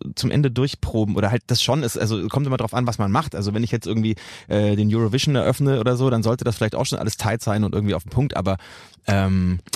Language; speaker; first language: German; native; German